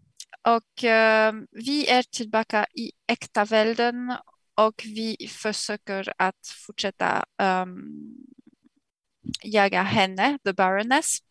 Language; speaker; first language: Swedish; non-native, fluent; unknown